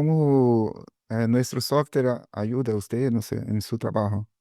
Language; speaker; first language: Spanish; non-native, learner; Portuguese